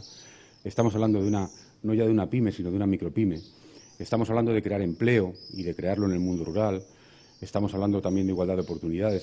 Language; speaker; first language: Spanish; native; Spanish